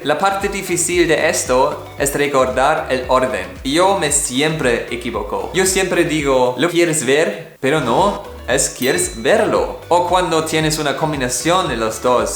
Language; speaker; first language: Spanish; non-native, fluent; German